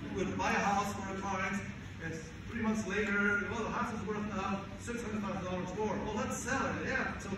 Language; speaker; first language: English; non-native, fluent; Spanish